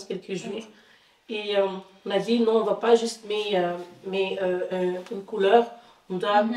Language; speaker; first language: French; non-native, fluent; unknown